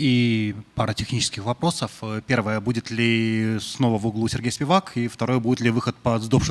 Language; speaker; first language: Russian; native; Russian